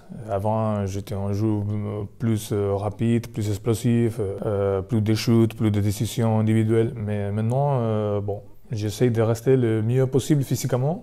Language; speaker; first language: French; non-native, fluent; Spanish